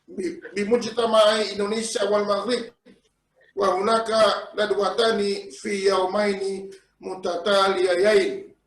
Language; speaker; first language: Arabic; non-native, fluent; Indonesian